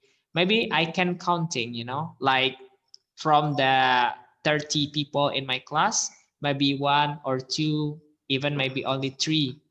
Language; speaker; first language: English; non-native, fluent; Indonesian